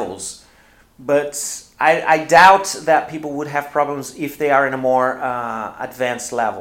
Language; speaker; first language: English; non-native, fluent; Portuguese